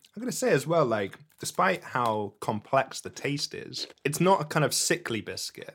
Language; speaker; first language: English; native; English